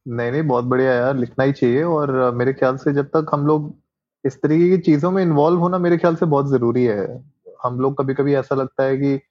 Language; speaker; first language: Hindi; native; Hindi